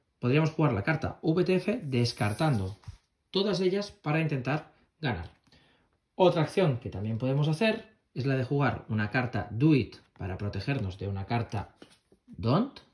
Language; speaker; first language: Spanish; native; Spanish